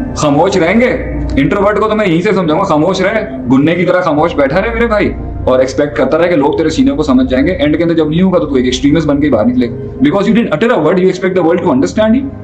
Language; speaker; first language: Urdu; non-native, local second language; Punjabi